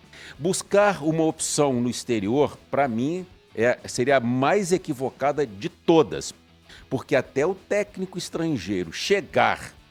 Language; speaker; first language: Portuguese; native; Portuguese